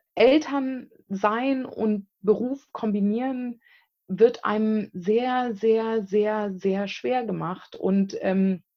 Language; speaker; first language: German; native; German